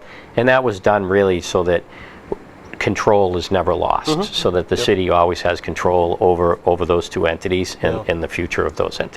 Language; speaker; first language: English; native; English